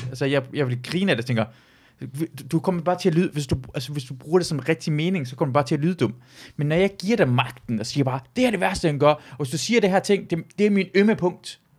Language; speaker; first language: Danish; early bilingual, other home language; Persian